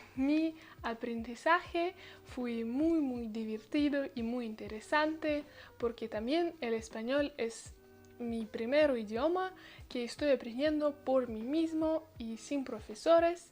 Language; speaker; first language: Spanish; non-native, learner; Russian